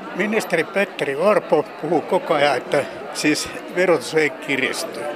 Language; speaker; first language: Finnish; native; Finnish